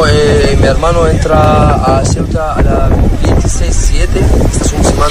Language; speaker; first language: Spanish; non-native, learner; Arabic